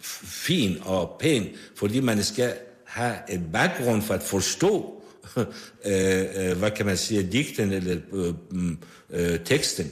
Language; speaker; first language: Danish; non-native, fluent; Persian